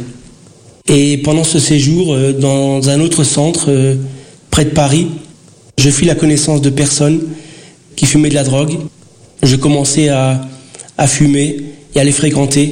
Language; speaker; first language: French; early bilingual, other home language; Portuguese